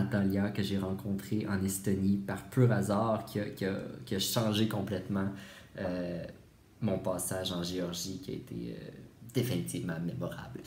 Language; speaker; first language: French; native; French